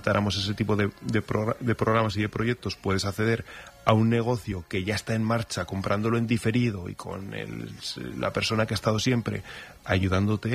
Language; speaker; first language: Spanish; native; Spanish